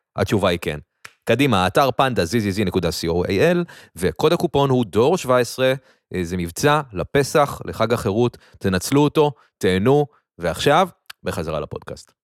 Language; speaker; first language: Hebrew; native; Hebrew